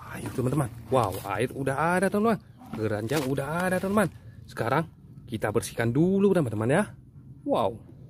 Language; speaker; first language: Indonesian; native; Indonesian